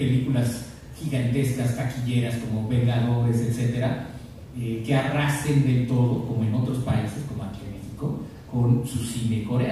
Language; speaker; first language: Spanish; native; Spanish